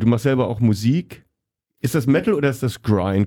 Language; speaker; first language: German; native; German